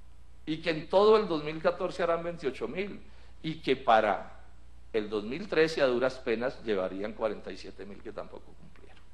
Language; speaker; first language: Spanish; native; Spanish